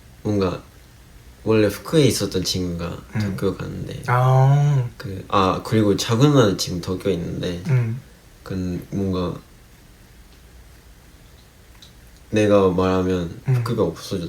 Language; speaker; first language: Korean; non-native, fluent; Japanese